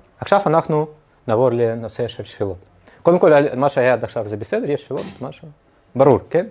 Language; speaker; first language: Hebrew; non-native, fluent; Russian